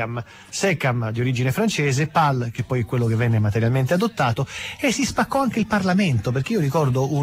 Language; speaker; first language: Italian; native; Italian